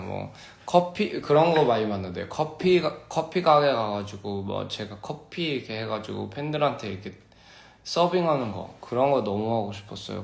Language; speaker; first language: Korean; early bilingual, other home language; English